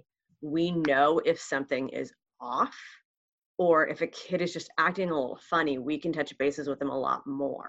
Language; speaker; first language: English; early bilingual, other home language; Spanish